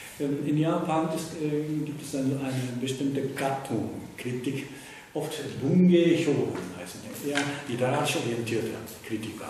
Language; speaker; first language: German; non-native, fluent; Japanese